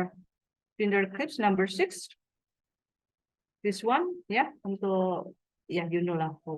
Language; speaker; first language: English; non-native, fluent; Indonesian